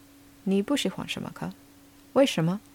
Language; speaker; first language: Chinese; non-native, learner; English